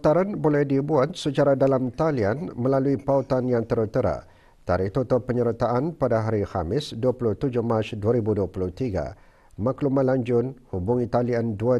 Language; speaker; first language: Malay; native; Malay